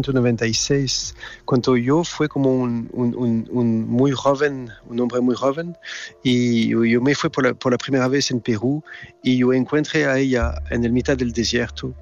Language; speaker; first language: Spanish; non-native, learner; French